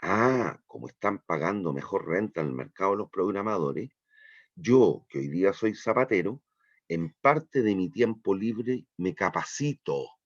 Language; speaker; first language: Spanish; native; Spanish